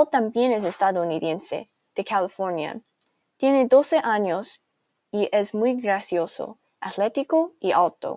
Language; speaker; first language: Spanish; non-native, learner; English